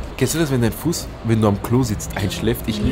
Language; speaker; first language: German; early bilingual, other home language; Persian